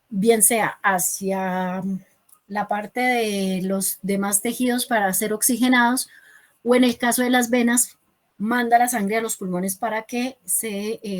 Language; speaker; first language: Spanish; native; Spanish